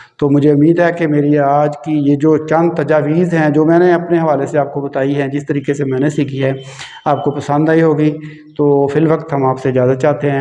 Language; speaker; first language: Urdu; non-native, local second language; Punjabi